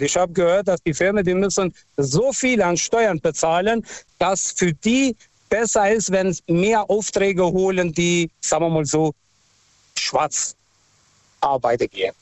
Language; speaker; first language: German; non-native, local second language; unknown